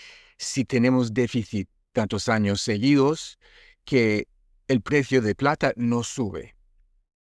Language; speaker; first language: Spanish; non-native, fluent; French